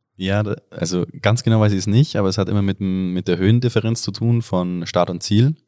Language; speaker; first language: German; native; German